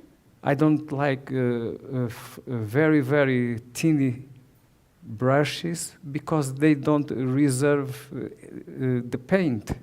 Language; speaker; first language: English; non-native, learner; Portuguese